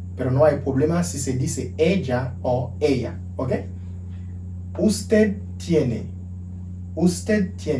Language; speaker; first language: Spanish; non-native, fluent; Haitian Creole